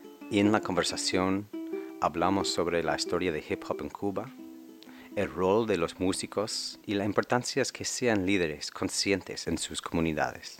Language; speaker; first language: Spanish; non-native, fluent; English